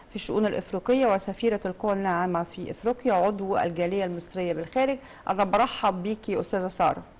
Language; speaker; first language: Arabic; native; Arabic